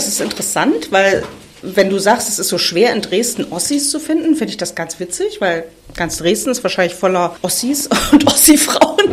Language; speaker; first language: German; native; German